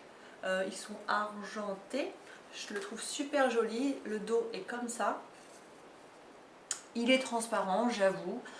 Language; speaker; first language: French; native; French